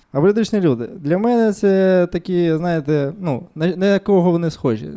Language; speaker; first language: Ukrainian; non-native, local second language; Russian